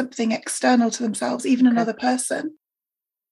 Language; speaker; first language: English; native; English